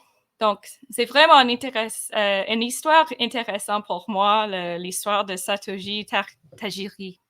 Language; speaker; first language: French; non-native, fluent; English